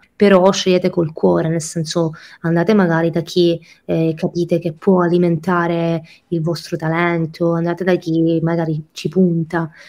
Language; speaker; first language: Italian; native; Italian